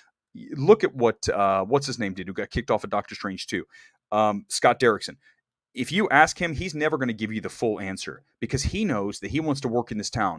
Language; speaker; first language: English; native; English